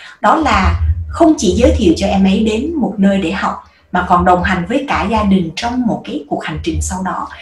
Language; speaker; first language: Vietnamese; native; Vietnamese